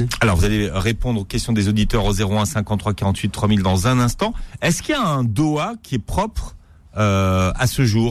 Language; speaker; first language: French; native; French